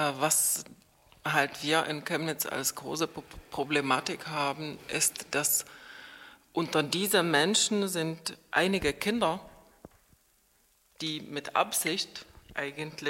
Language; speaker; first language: German; non-native, fluent; Czech